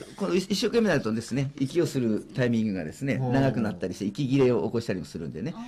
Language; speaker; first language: Japanese; native; Japanese